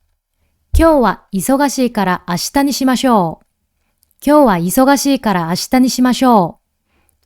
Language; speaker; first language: Japanese; non-native, fluent; Korean